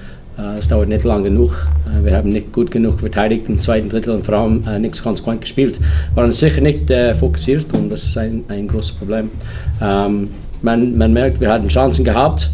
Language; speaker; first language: German; non-native, learner; English